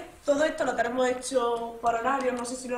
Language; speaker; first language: Spanish; native; Spanish